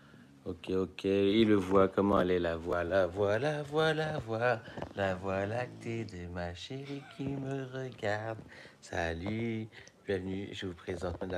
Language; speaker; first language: French; native; French